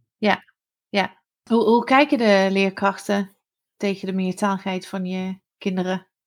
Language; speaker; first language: Dutch; non-native, fluent; English